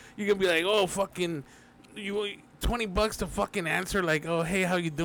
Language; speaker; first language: English; early bilingual, other home language; Spanish